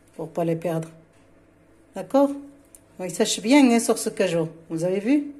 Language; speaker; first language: French; non-native, local second language; Arabic